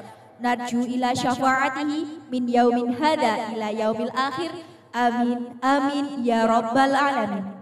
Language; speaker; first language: Arabic; non-native, fluent; Indonesian